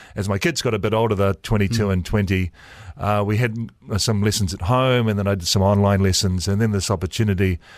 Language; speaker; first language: English; native; English